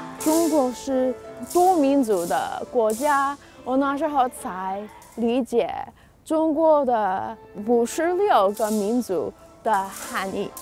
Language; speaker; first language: Chinese; non-native, fluent; English